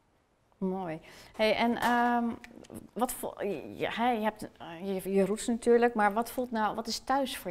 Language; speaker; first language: Dutch; native; Dutch